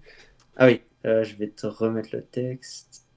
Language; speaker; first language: French; native; French